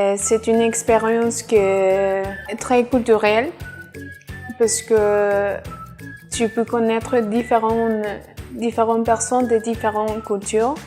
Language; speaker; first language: French; non-native, learner; Spanish